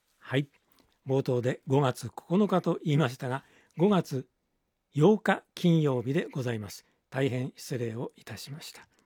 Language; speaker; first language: Japanese; native; Japanese